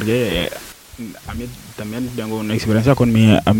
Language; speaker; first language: Spanish; non-native, learner; Wolof